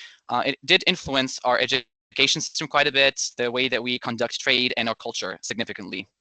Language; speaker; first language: English; non-native, local second language; Arabic